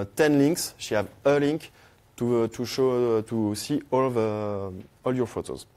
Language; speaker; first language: English; non-native, fluent; French